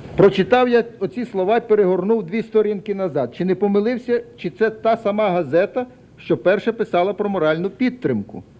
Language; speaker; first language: Ukrainian; native; Ukrainian